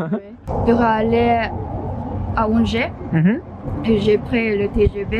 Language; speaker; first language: French; non-native, fluent; Japanese